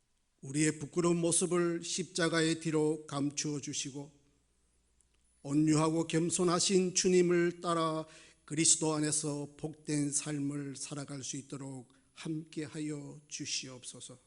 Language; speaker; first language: Korean; native; Korean